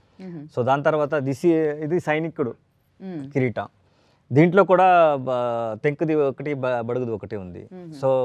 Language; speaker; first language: Telugu; non-native, learner; Kannada